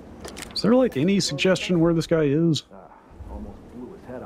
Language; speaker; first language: English; native; English